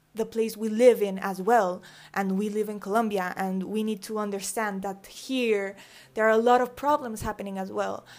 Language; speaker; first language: English; early bilingual, other home language; Spanish